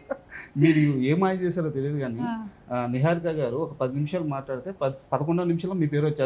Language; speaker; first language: Telugu; native; Telugu